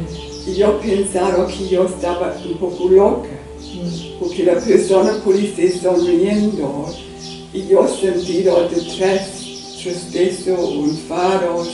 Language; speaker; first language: Spanish; non-native, learner; English